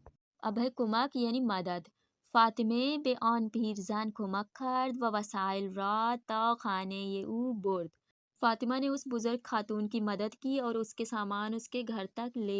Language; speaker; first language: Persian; non-native, fluent; Urdu